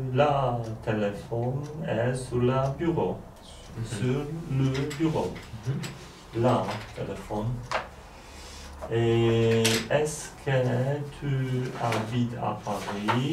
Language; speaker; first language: French; non-native, learner; Polish